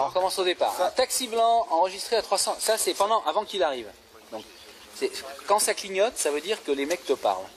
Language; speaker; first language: French; native; French